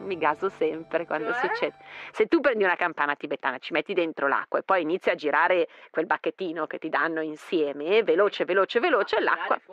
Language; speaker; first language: Italian; native; Italian